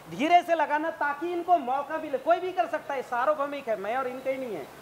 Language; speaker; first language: Hindi; native; Hindi